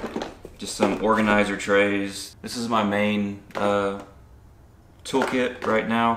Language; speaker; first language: English; native; English